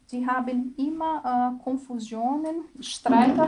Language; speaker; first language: German; non-native, learner; Portuguese